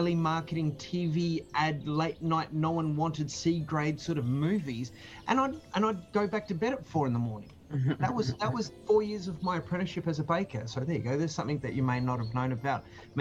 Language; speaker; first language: English; native; English